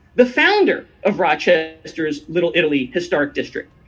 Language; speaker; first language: English; native; English